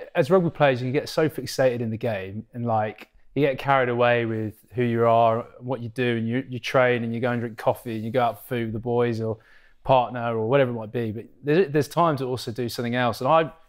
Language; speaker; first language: English; native; English